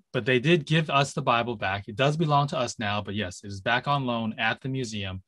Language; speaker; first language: English; native; English